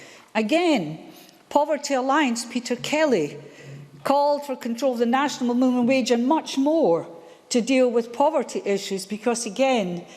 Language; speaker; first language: English; native; English